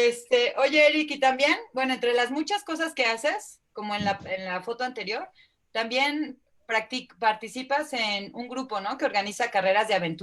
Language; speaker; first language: Spanish; native; Spanish